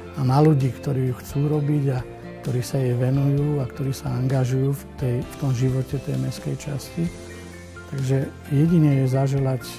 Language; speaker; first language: Slovak; non-native, local second language; Croatian